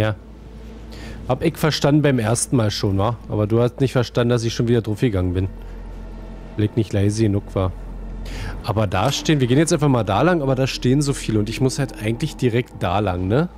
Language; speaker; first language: German; native; German